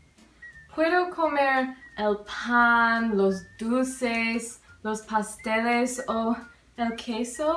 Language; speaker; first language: Spanish; non-native, learner; English